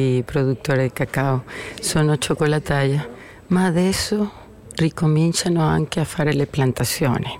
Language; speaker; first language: Italian; non-native, learner; Spanish